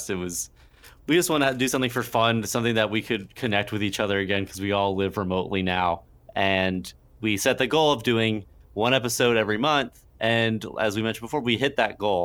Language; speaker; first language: English; native; English